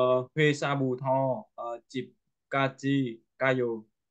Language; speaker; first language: Korean; non-native, learner; Vietnamese